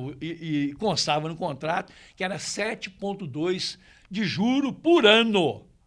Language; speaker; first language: Portuguese; native; Portuguese